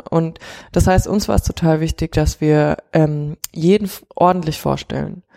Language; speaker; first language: German; early bilingual, heritage; Chinese